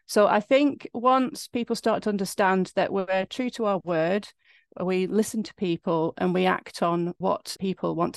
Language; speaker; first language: English; native; English